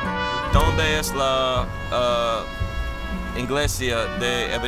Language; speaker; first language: Spanish; non-native, learner; English